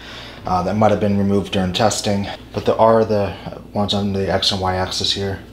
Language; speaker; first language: English; native; English